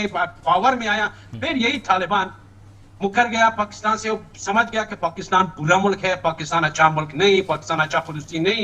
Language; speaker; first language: Hindi; non-native, learner; Pashto